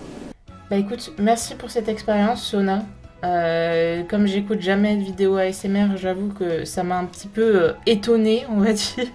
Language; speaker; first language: French; native; French